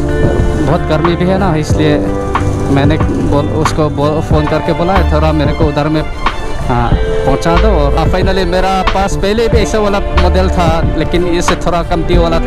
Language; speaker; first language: Hindi; non-native, local second language; Mizo